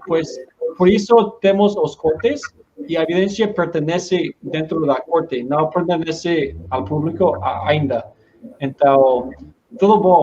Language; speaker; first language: Portuguese; non-native, learner; Spanish